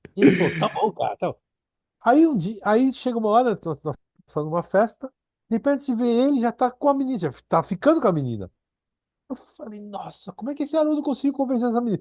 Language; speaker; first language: Portuguese; early bilingual, other home language; Korean